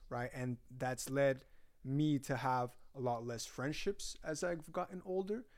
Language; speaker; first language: English; early bilingual, other home language; Spanish